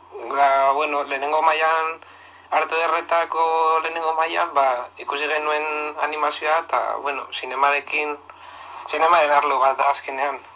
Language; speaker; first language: Basque; non-native, local second language; Spanish